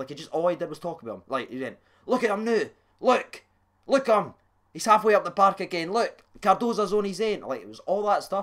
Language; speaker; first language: English; native; English